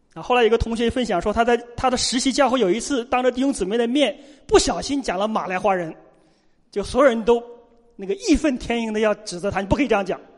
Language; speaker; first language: Chinese; native; Chinese